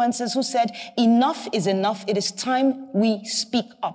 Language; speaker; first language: English; non-native, local second language; Igbo